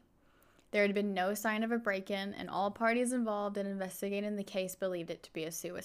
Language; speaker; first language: English; native; English